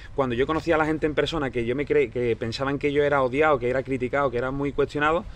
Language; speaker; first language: Spanish; native; Spanish